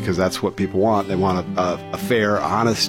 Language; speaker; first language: English; native; English